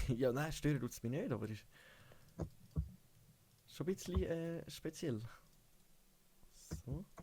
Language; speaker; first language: German; native; German